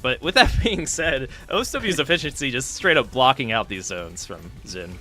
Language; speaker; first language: English; native; English